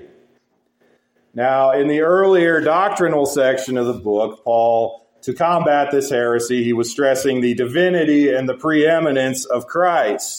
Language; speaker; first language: English; native; English